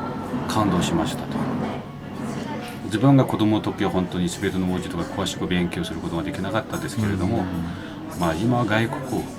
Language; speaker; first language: Japanese; non-native, fluent; Tibetan